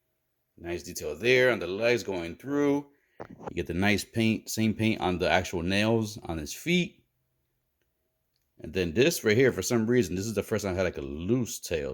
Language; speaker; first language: English; native; English